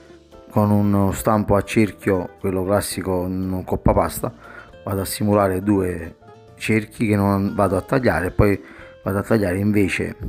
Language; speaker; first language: Italian; native; Italian